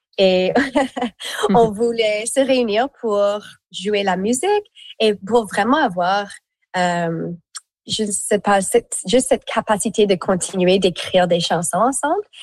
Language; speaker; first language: French; native; French